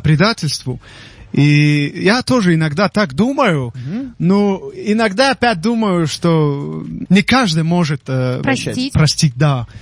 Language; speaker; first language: Russian; non-native, local second language; Tajik